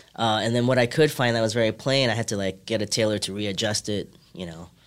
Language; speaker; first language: English; early bilingual, other home language; Cantonese